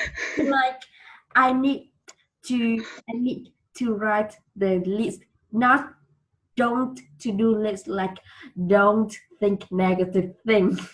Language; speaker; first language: English; non-native, learner; Vietnamese